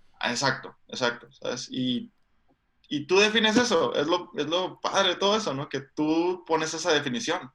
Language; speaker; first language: Spanish; native; Spanish